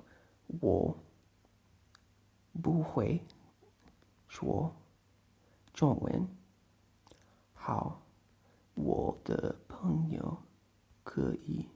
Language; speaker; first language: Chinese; non-native, learner; English